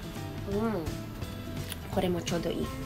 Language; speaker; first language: Japanese; non-native, fluent; Filipino